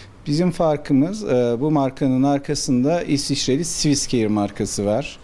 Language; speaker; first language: Turkish; native; Turkish